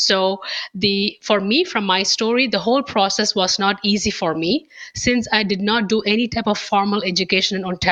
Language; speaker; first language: English; non-native, local second language; Tamil